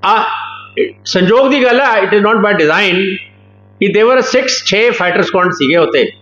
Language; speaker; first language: Hindi; non-native, local second language; Punjabi